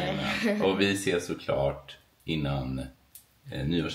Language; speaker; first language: Swedish; native; Swedish